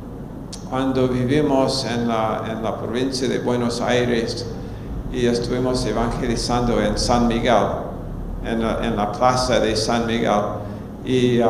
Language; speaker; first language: Spanish; non-native, fluent; English